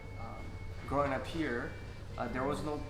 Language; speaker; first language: English; non-native, fluent; Portuguese